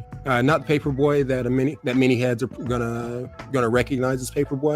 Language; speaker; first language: English; native; English